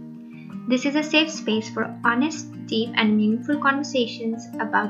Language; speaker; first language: English; non-native, local second language; Urdu